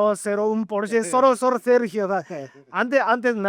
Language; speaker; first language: Spanish; non-native, learner; Japanese